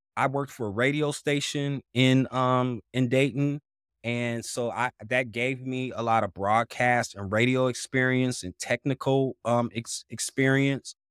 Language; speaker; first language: English; native; English